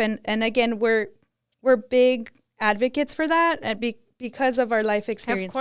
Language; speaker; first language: English; early bilingual, other home language; Spanish